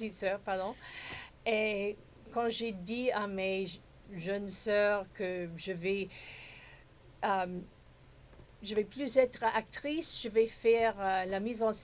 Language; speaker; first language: French; non-native, fluent; English